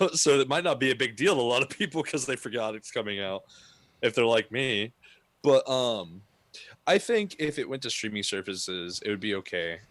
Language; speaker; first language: English; native; English